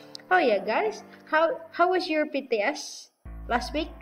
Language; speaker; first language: English; non-native, fluent; Indonesian